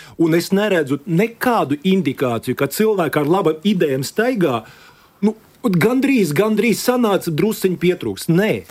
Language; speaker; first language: Latvian; non-native, local second language; Russian